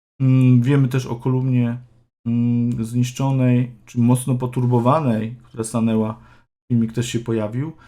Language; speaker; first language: Polish; native; Polish